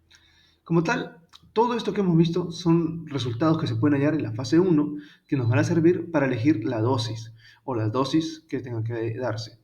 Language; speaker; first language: Spanish; native; Spanish